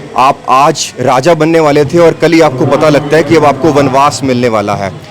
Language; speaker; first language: Hindi; native; Hindi